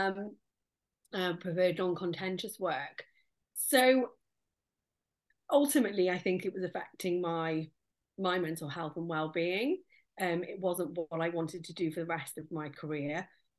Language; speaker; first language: English; native; English